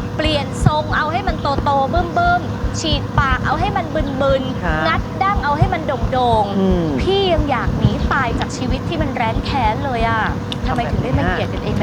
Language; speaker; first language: Thai; native; Thai